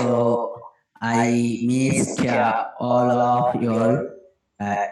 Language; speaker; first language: English; non-native, learner; Bangla